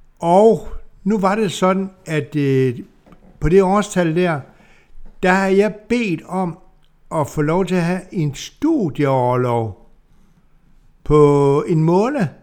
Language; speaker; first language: Danish; native; Danish